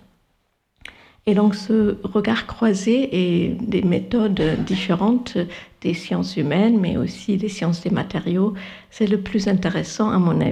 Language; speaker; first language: French; non-native, fluent; German